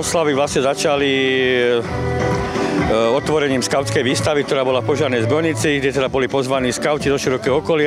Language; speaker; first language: Slovak; native; Slovak